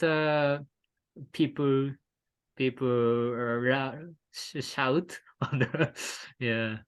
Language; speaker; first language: English; non-native, learner; Japanese